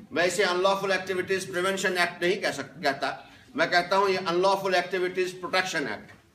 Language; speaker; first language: Hindi; non-native, local second language; Kashmiri